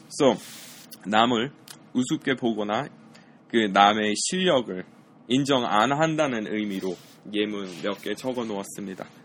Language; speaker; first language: Korean; non-native, fluent; English